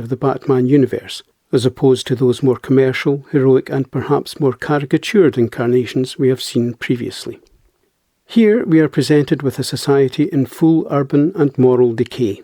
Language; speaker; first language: English; native; English